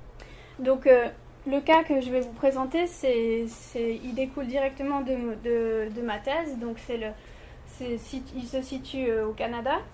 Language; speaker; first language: French; native; French